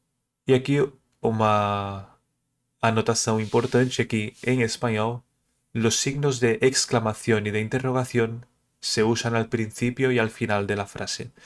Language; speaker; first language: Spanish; early bilingual, other home language; Portuguese